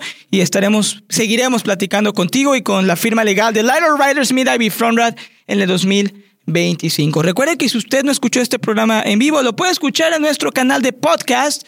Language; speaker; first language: Spanish; native; Spanish